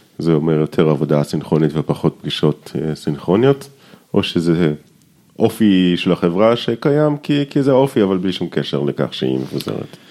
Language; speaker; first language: Hebrew; native; Hebrew